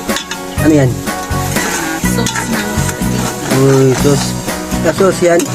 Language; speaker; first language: Filipino; non-native, local second language; Cebuano